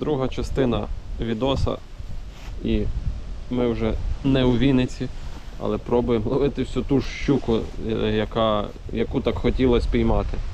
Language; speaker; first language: Ukrainian; native; Ukrainian